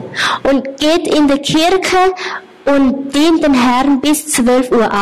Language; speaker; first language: German; non-native, learner; Thai